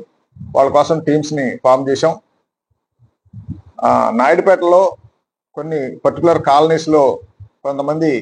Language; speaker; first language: Telugu; native; Telugu